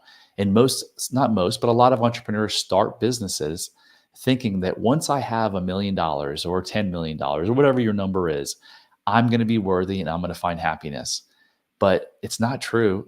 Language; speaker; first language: English; native; English